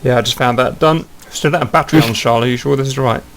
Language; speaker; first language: English; native; English